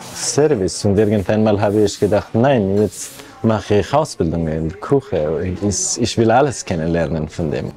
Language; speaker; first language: German; non-native, fluent; Persian